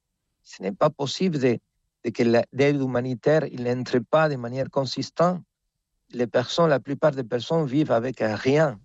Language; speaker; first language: French; non-native, fluent; Spanish